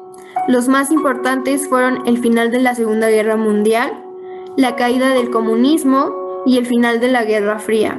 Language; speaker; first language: Spanish; native; Spanish